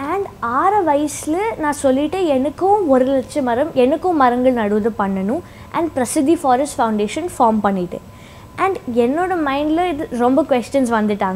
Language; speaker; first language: Tamil; non-native, local second language; Hindi